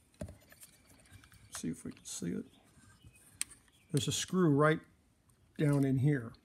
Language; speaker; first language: English; native; English